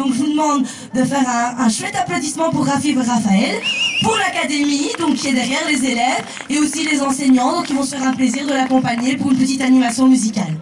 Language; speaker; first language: French; native; French